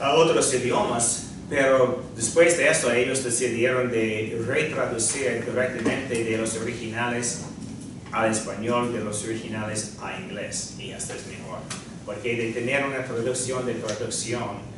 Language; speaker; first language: Spanish; non-native, fluent; English